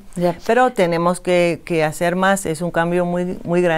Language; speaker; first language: Spanish; non-native, fluent; English